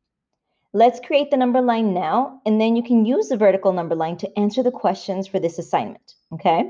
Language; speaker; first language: English; native; English